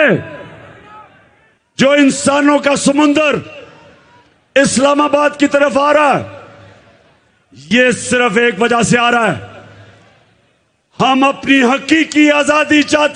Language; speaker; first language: Urdu; native; Urdu